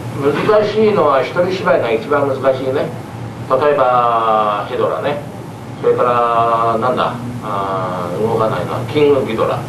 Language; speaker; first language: Japanese; native; Japanese